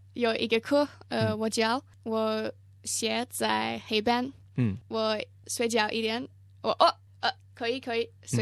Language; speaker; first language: Chinese; non-native, learner; English